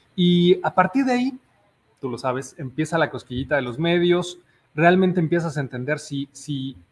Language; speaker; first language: Spanish; native; Spanish